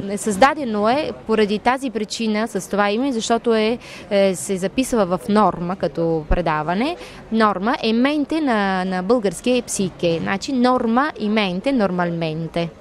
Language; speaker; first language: Bulgarian; native; Bulgarian